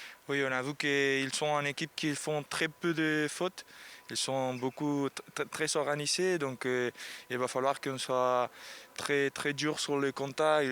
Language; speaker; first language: French; non-native, learner; Spanish